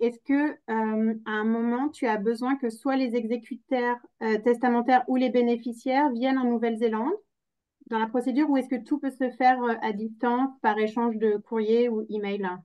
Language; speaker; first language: French; native; French